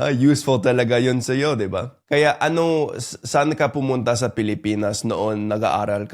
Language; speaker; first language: Filipino; non-native, fluent; English